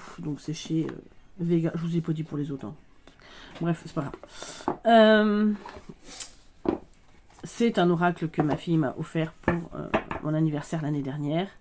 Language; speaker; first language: French; native; French